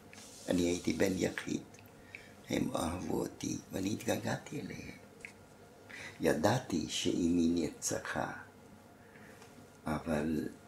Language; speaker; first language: Hebrew; non-native, fluent; German